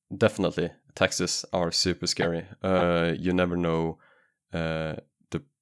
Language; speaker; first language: English; non-native, fluent; Norwegian